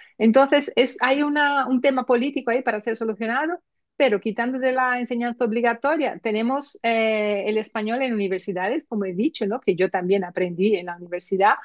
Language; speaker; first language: Spanish; early bilingual, heritage; Spanish